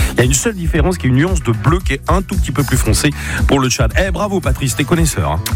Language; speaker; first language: French; native; French